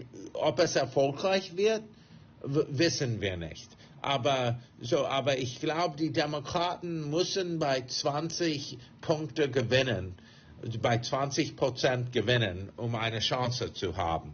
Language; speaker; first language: German; non-native, fluent; English